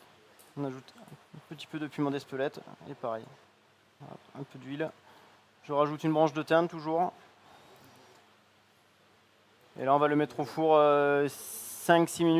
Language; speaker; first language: French; native; French